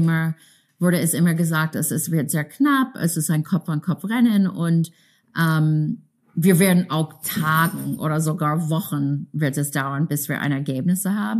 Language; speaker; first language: German; non-native, fluent; English